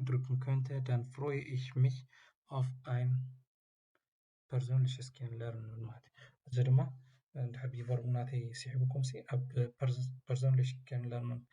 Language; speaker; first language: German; non-native, learner; Tigrinya